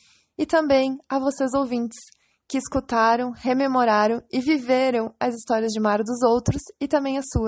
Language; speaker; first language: Portuguese; native; Portuguese